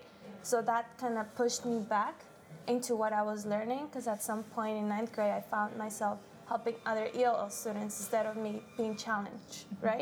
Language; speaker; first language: English; early bilingual, other home language; Spanish